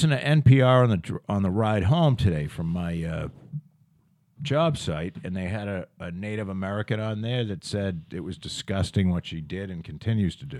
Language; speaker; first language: English; native; English